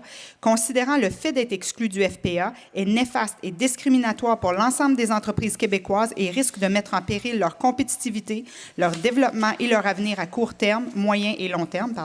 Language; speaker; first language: French; native; French